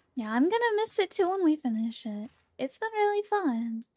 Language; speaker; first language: English; native; English